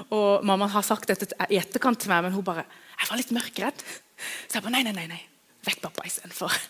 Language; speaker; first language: Norwegian; early bilingual, other home language; Kurdish